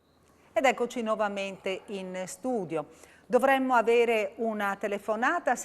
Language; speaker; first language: Italian; native; Italian